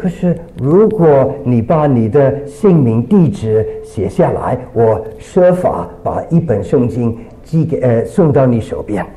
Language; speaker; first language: Chinese; early bilingual, other home language; English